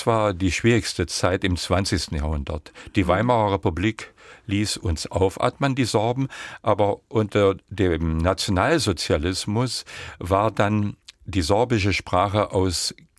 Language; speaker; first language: German; non-native, local second language; Upper Sorbian